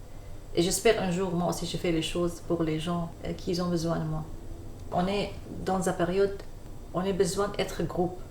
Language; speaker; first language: French; non-native, learner; Arabic